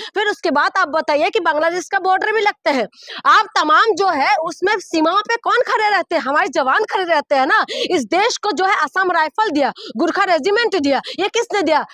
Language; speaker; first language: Hindi; non-native, local second language; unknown